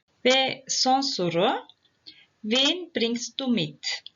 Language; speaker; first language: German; non-native, fluent; Turkish